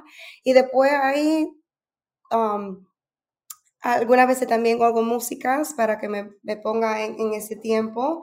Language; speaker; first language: Spanish; early bilingual, heritage; Spanish